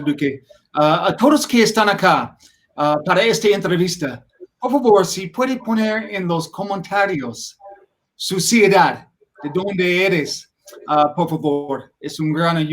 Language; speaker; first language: Spanish; non-native, learner; English